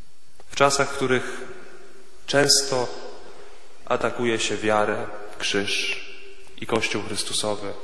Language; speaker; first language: Polish; native; Polish